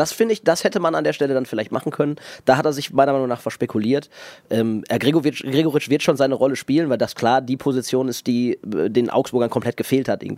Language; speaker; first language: German; native; German